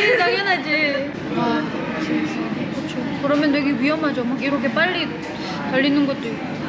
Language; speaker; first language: Korean; non-native, fluent; Indonesian